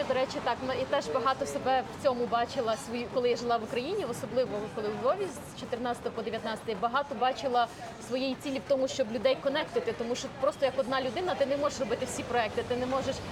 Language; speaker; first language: Ukrainian; native; Ukrainian